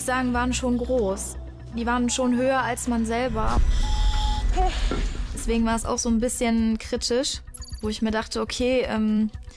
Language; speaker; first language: German; native; German